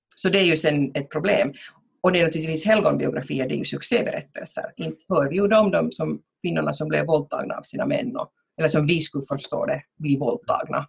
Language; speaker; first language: Swedish; native; Swedish